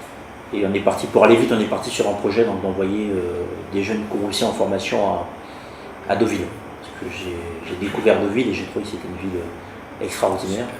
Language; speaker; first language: French; native; French